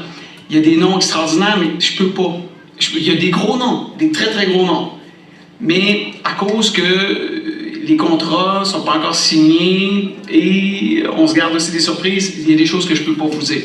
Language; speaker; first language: French; native; French